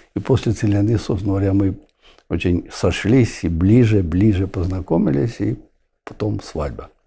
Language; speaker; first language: Russian; non-native, local second language; Ukrainian